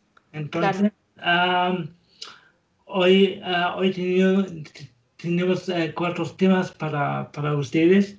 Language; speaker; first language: Spanish; non-native, learner; German